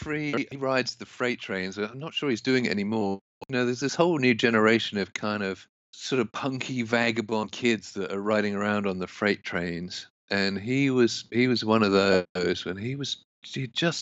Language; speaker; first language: English; native; English